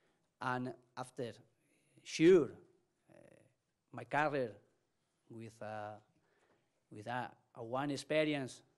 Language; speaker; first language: English; non-native, learner; Spanish